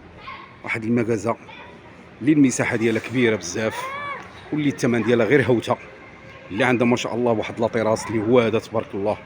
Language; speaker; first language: Arabic; native; Arabic